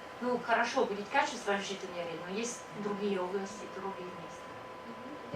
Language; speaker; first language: Russian; non-native, learner; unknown